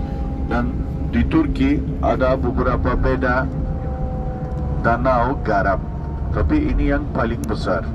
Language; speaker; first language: Indonesian; non-native, fluent; Turkish